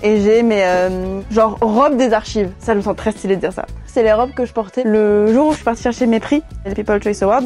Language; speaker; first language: French; native; French